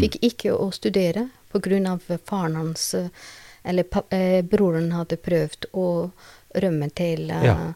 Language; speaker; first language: Norwegian; non-native, learner; Albanian